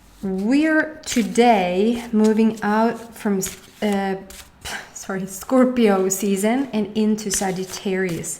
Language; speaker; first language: English; non-native, fluent; Swedish